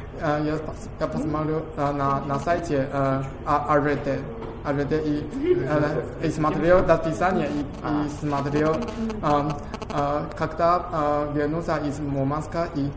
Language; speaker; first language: Russian; non-native, learner; Chinese